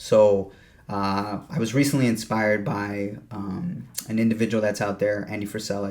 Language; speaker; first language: English; native; English